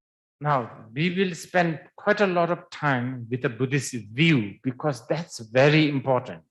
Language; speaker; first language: English; non-native, fluent; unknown